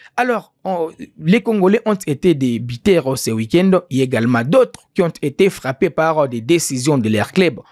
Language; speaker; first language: French; non-native, local second language; Swahili